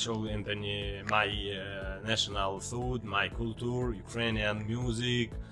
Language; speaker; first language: English; non-native, learner; Ukrainian